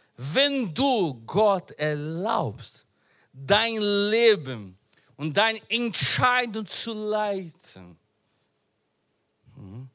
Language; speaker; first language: German; non-native, learner; Portuguese